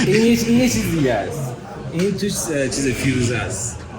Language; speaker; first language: Persian; native; Persian